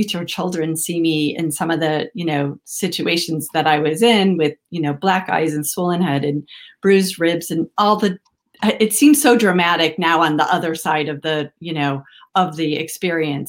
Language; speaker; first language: English; native; English